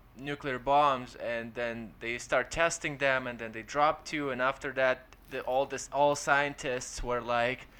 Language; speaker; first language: English; non-native, fluent; Ukrainian